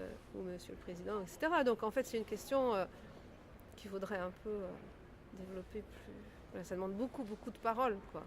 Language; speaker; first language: French; native; French